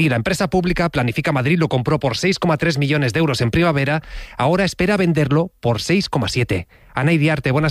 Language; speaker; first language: Spanish; native; Spanish